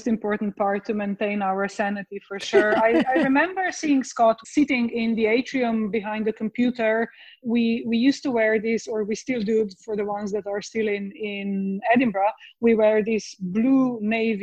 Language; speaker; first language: English; non-native, fluent; Slovenian